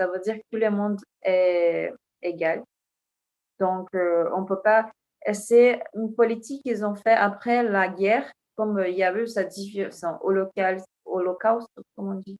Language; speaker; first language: French; non-native, fluent; Portuguese